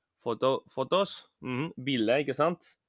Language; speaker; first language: Norwegian; non-native, fluent; Spanish